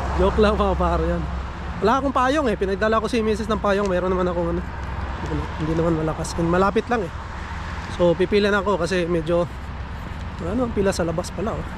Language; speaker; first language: Filipino; non-native, local second language; Cebuano